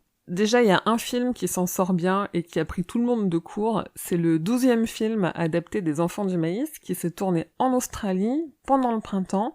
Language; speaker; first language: French; native; French